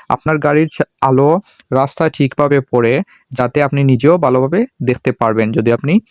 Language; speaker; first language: Bangla; non-native, local second language; Sylheti